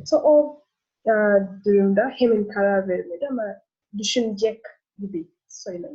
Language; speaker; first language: Turkish; non-native, learner; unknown